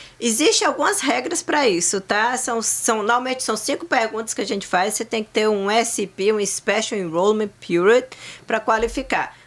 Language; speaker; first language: Portuguese; native; Portuguese